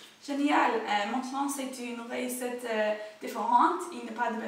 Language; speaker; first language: French; non-native, learner; English